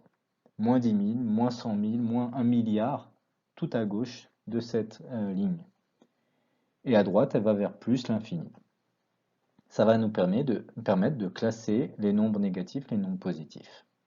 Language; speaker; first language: French; native; French